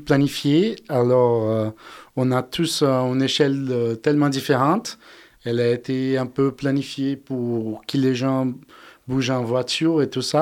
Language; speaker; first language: French; non-native, fluent; Portuguese